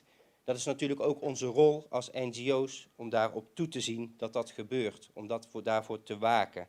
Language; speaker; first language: Dutch; native; Dutch